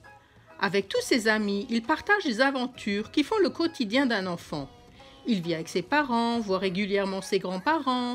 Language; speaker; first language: French; native; French